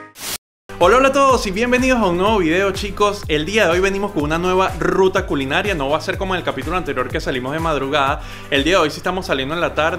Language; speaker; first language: Spanish; native; Spanish